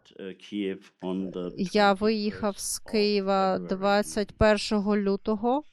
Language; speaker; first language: Ukrainian; non-native, learner; German